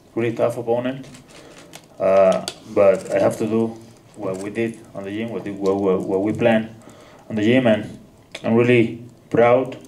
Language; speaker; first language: English; non-native, fluent; Spanish